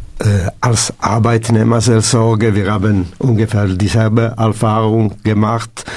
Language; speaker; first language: German; non-native, learner; Italian